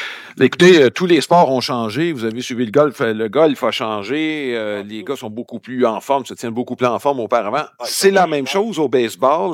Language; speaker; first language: French; native; French